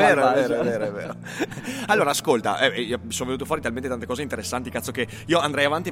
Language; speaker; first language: Italian; native; Italian